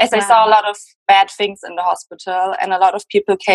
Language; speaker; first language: English; non-native, fluent; German